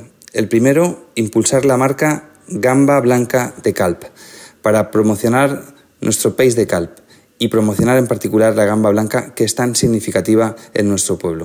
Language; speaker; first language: Spanish; native; Spanish